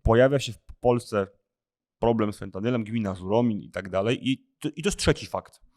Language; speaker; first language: Polish; native; Polish